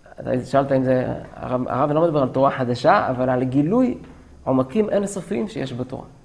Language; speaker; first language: Hebrew; native; Hebrew